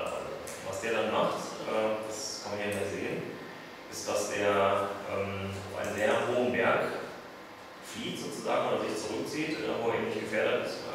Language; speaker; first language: German; native; German